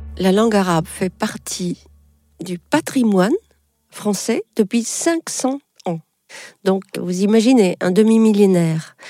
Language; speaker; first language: French; non-native, local second language; Arabic